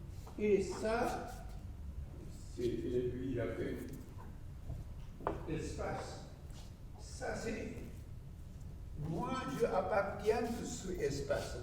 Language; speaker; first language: French; non-native, learner; Japanese